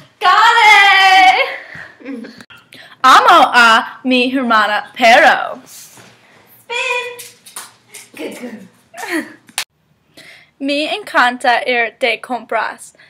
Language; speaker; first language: Spanish; non-native, learner; English